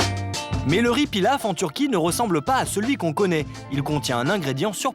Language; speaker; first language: French; native; French